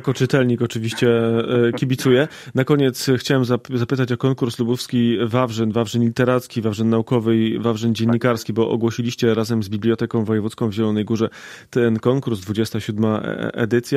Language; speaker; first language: Polish; native; Polish